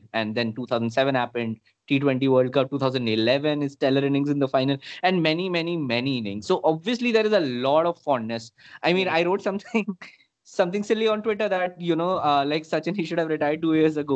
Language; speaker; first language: English; non-native, local second language; Hindi